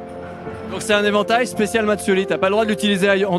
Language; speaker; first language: French; native; French